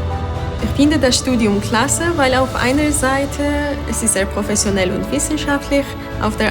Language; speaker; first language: German; non-native, fluent; Armenian